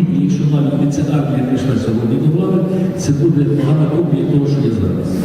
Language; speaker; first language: Ukrainian; native; Ukrainian